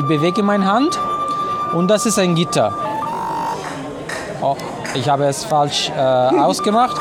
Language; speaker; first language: German; non-native, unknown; Italian